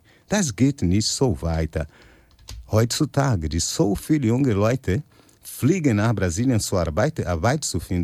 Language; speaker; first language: German; non-native, fluent; Portuguese